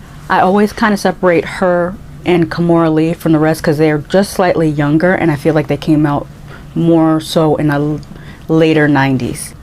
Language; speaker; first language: English; native; English